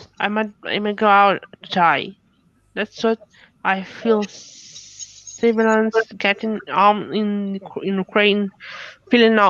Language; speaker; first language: English; non-native, fluent; Russian